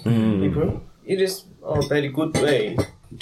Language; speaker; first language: English; non-native, learner; Korean